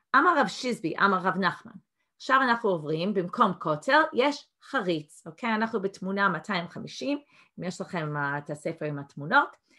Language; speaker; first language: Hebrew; non-native, fluent; English